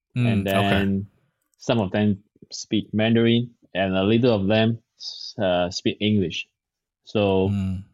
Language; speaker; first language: English; non-native, local second language; Cantonese